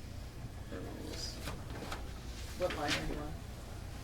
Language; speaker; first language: English; native; English